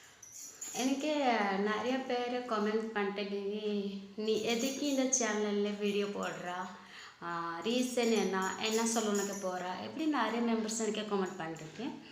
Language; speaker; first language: Tamil; non-native, local second language; Odia